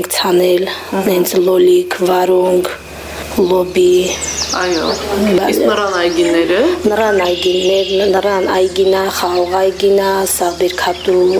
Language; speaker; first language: Armenian; native; Armenian